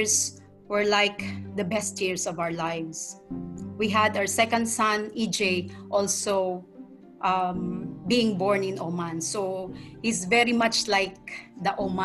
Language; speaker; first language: English; non-native, local second language; Tausug